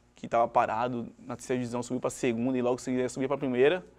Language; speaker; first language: Portuguese; native; Portuguese